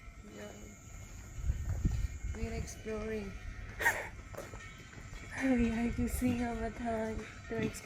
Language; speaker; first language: English; non-native, local second language; Hindi